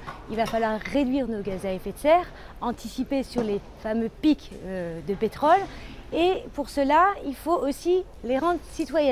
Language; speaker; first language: French; native; French